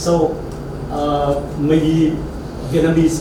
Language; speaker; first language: English; non-native, learner; Vietnamese